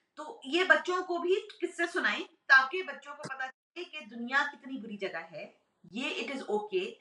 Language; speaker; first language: Urdu; native; Urdu